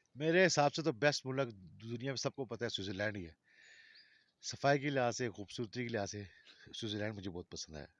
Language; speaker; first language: Urdu; non-native, local second language; Balti